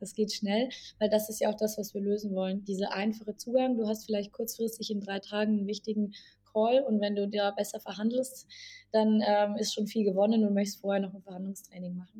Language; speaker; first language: German; native; German